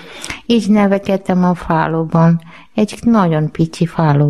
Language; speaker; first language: Hungarian; non-native, learner; Malayalam